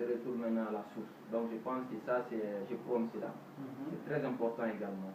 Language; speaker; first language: French; non-native, local second language; Bambara